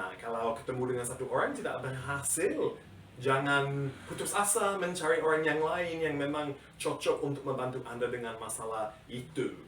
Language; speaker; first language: Indonesian; non-native, fluent; English